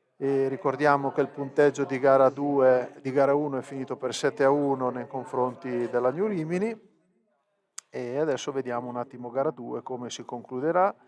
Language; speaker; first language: Italian; native; Italian